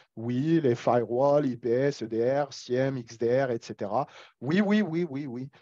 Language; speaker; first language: French; non-native, local second language; Arabic